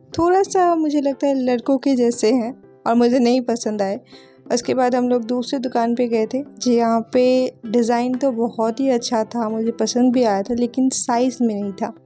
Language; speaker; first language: Hindi; native; Hindi